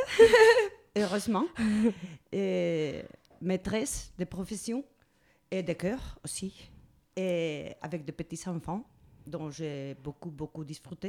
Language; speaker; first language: French; non-native, learner; Spanish